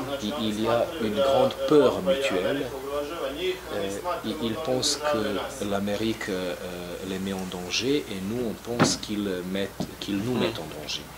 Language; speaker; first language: French; non-native, fluent; Serbian